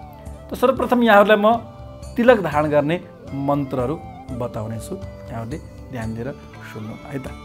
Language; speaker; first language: Nepali; native; Nepali